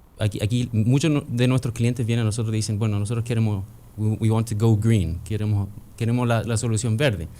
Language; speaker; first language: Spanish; early bilingual, other home language; English